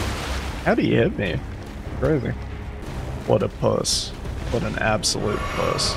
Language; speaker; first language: English; native; English